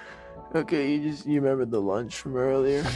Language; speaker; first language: English; native; English